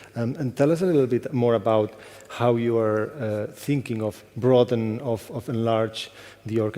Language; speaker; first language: English; non-native, fluent; Catalan